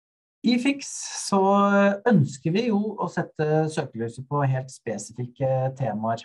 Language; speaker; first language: Norwegian; native; Norwegian